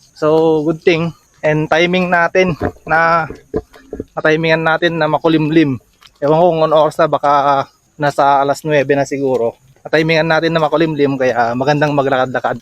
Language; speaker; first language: Filipino; non-native, local second language; Iloko